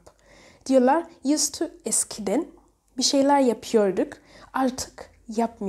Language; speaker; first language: Turkish; non-native, learner; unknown